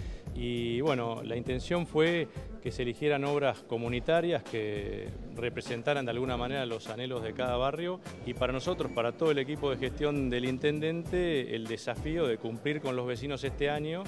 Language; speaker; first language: Spanish; native; Spanish